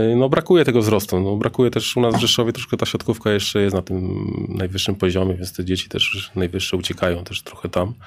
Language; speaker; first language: Polish; native; Polish